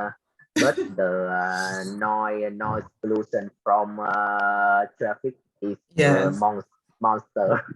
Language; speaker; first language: English; non-native, learner; Vietnamese